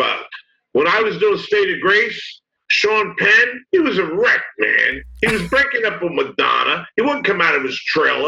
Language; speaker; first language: English; native; English